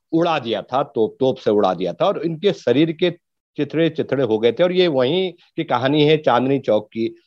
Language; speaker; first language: Hindi; native; Hindi